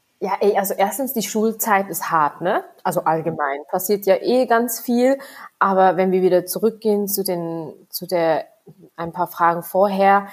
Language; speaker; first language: German; early bilingual, other home language; Vietnamese